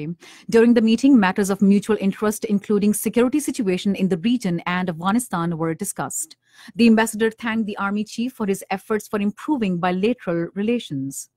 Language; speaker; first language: English; non-native, local second language; Urdu